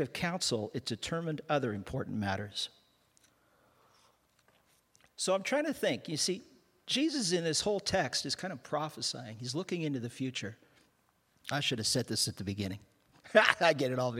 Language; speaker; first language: English; native; English